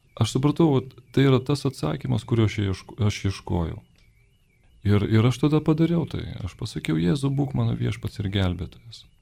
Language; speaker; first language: Lithuanian; native; Lithuanian